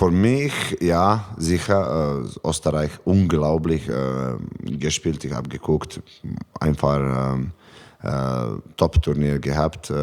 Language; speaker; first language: German; non-native, learner; Serbian